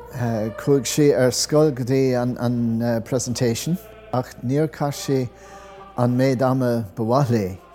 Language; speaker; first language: Irish; non-native, local second language; English